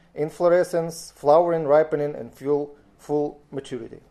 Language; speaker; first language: English; non-native, fluent; Russian